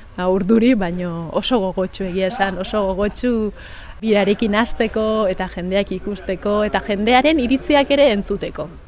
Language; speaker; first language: Basque; early bilingual, other home language; Sidamo